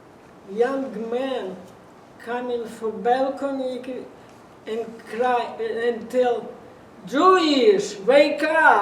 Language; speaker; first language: English; non-native, learner; Russian